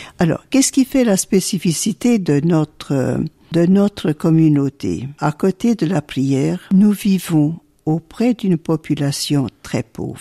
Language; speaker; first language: French; early bilingual, other home language; Italian